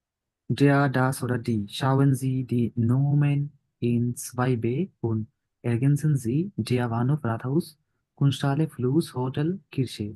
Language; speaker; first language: German; non-native, fluent; Bangla